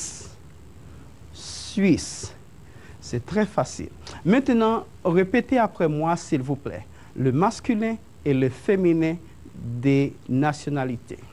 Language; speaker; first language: French; non-native, fluent; Spanish